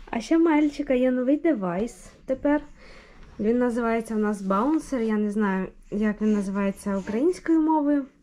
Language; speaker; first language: Ukrainian; native; Ukrainian